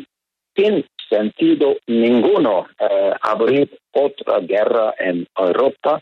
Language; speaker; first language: Spanish; non-native, fluent; Norwegian